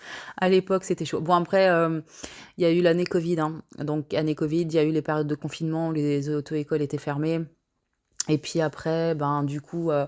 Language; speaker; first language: French; native; French